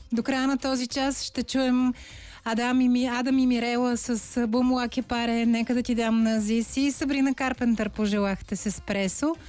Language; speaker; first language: Bulgarian; native; Bulgarian